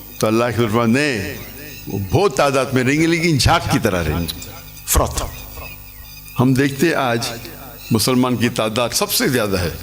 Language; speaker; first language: Urdu; non-native, local second language; English